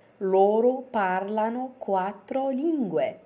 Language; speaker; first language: Italian; non-native, fluent; Arabic